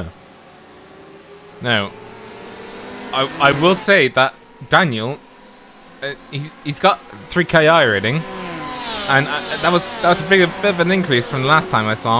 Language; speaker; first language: English; native; English